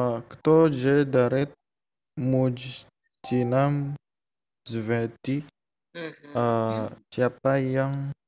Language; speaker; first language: Russian; non-native, learner; Indonesian